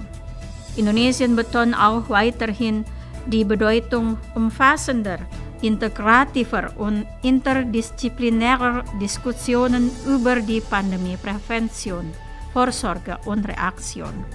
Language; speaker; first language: German; non-native, fluent; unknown